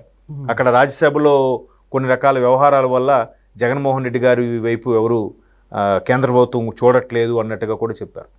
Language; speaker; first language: Telugu; native; Telugu